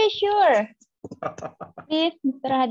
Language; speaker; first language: English; non-native, learner; Malay